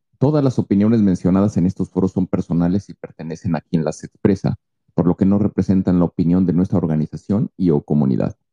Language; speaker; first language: Spanish; native; Spanish